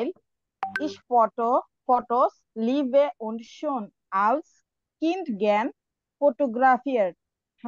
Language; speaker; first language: German; non-native, learner; Bangla